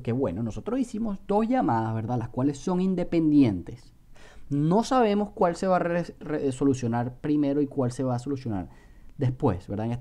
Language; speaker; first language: Spanish; native; Spanish